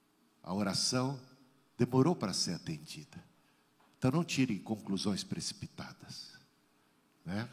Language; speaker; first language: Portuguese; native; Portuguese